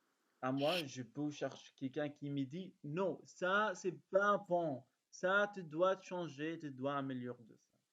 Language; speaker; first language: French; non-native, learner; Arabic